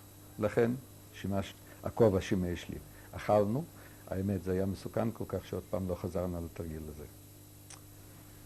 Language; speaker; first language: Hebrew; non-native, fluent; Yiddish